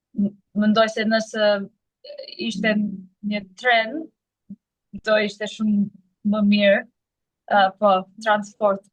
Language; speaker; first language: Albanian; non-native, learner; English